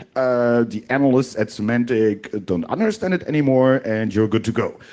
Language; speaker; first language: English; non-native, fluent; German